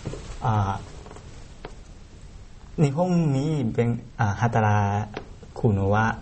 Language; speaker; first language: Japanese; non-native, learner; Thai